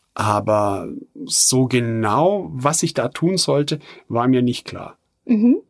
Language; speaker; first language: German; non-native, fluent; Bosnian